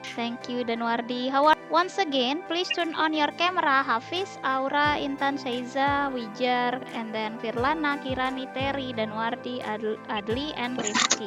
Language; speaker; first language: English; non-native, fluent; Indonesian